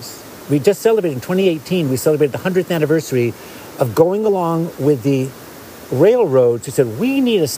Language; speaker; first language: English; native; English